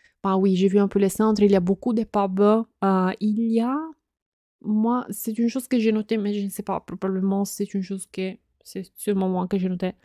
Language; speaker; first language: French; non-native, fluent; Italian